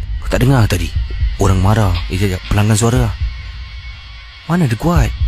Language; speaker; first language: Malay; native; Malay